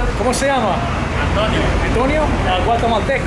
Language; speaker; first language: Spanish; non-native, learner; English